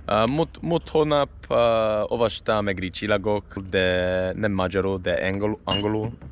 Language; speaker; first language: Hungarian; non-native, learner; English